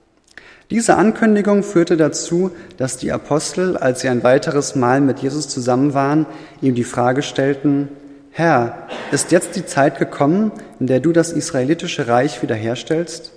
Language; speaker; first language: German; native; German